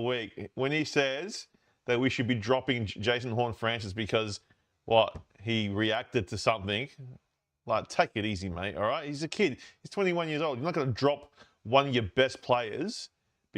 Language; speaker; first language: English; native; English